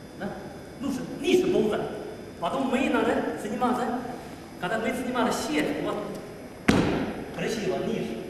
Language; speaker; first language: Russian; non-native, learner; Chinese